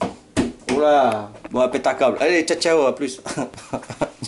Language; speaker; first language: French; native; French